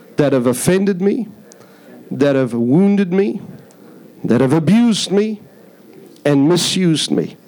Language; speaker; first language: English; native; English